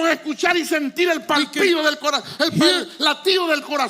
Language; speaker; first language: Spanish; native; Spanish